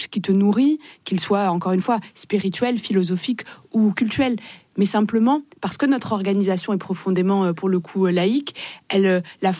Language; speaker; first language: French; native; French